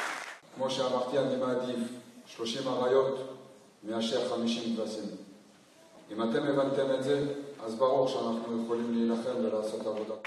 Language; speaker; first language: Hebrew; non-native, fluent; French